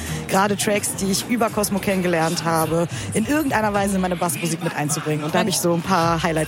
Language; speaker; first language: German; early bilingual, other home language; Kurdish